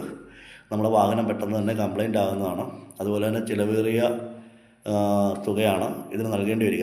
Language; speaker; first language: Malayalam; native; Malayalam